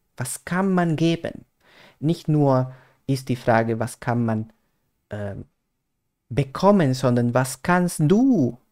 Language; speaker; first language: German; non-native, fluent; Spanish